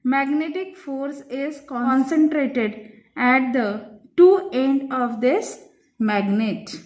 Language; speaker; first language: English; non-native, local second language; Marathi